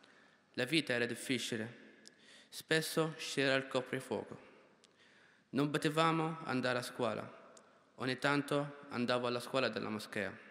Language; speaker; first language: Italian; non-native, fluent; Arabic